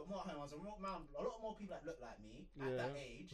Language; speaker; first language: English; native; English